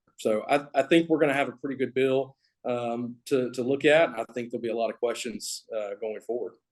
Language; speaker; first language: English; native; English